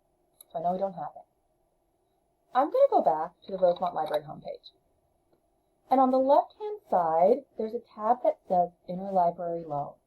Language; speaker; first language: English; native; English